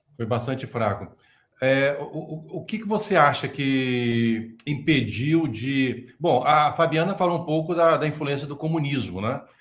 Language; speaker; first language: Portuguese; native; Portuguese